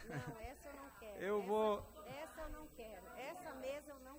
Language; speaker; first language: Portuguese; native; Portuguese